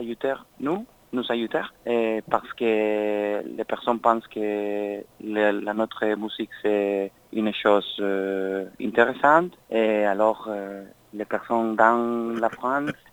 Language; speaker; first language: French; non-native, learner; Spanish